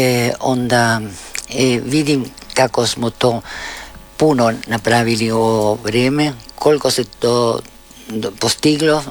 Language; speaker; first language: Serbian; early bilingual, heritage; Spanish